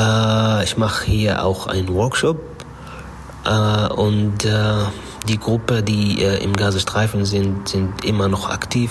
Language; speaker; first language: German; non-native, fluent; Arabic